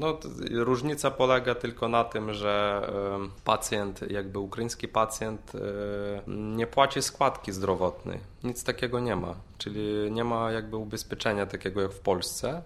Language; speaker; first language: Polish; non-native, fluent; Ukrainian